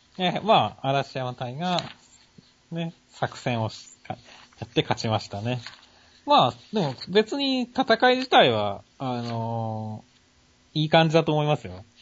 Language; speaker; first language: Japanese; native; Japanese